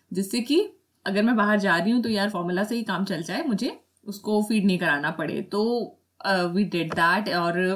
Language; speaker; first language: Hindi; native; Hindi